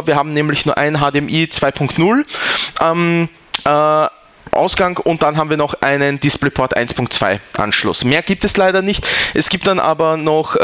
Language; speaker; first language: German; native; German